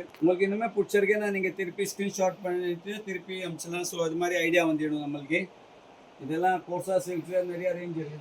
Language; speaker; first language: Tamil; non-native, fluent; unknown